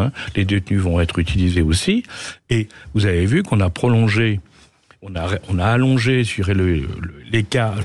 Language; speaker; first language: French; native; French